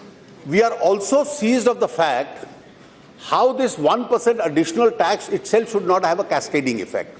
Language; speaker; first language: English; non-native, local second language; Hindi